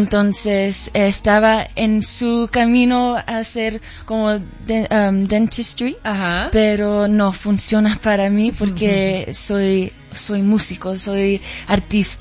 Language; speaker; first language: Spanish; early bilingual, heritage; English